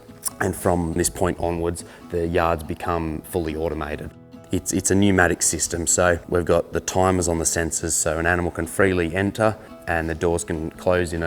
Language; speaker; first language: English; native; English